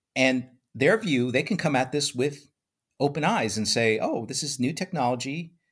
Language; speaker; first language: English; native; English